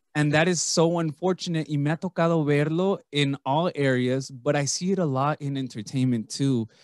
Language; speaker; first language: English; early bilingual, other home language; Spanish